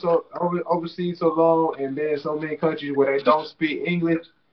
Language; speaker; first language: English; native; English